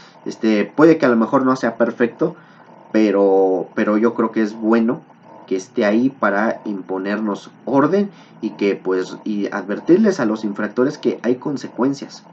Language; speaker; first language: Spanish; native; Spanish